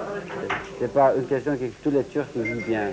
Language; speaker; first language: French; non-native, learner; Syriac